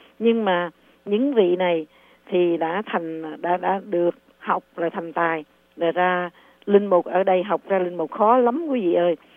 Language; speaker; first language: Vietnamese; native; Vietnamese